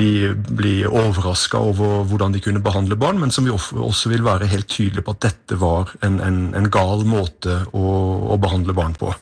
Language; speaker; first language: Norwegian; native; Norwegian